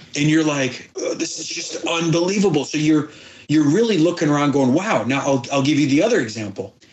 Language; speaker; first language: English; early bilingual, other home language; Persian